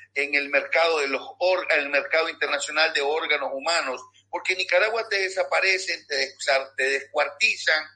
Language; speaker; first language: Spanish; native; Spanish